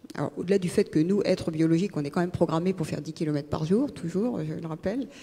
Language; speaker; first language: French; native; French